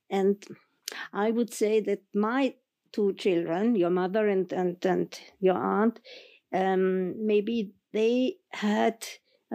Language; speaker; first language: English; non-native, fluent; German